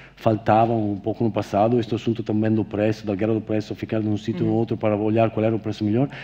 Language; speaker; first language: Portuguese; non-native, fluent; Italian